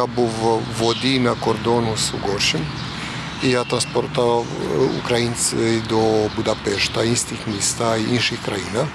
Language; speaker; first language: Ukrainian; non-native, learner; Croatian